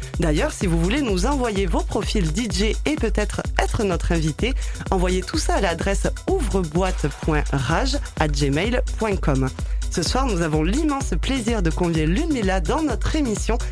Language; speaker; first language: French; native; French